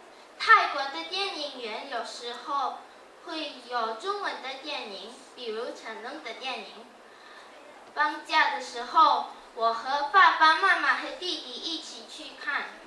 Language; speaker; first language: Chinese; non-native, learner; Thai